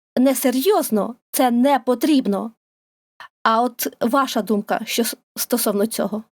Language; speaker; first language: Ukrainian; native; Ukrainian